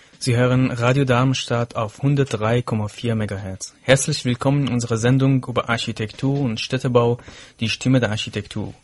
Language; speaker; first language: German; non-native, fluent; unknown